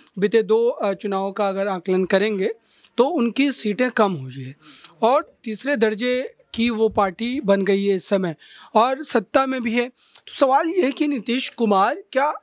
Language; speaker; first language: Hindi; native; Hindi